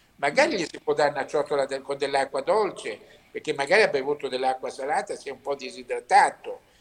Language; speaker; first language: Italian; native; Italian